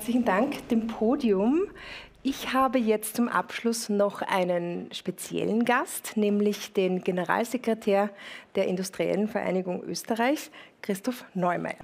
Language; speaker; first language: German; native; German